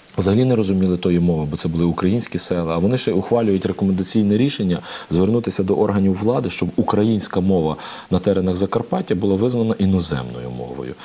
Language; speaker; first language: Ukrainian; native; Ukrainian